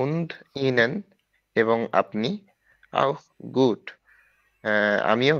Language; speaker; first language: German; non-native, learner; Bangla